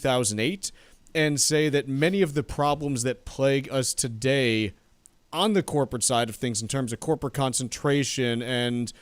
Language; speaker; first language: English; native; English